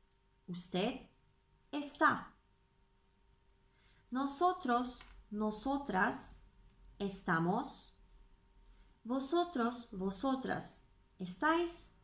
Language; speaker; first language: Spanish; non-native, fluent; Turkish